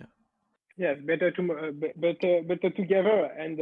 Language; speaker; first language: English; non-native, learner; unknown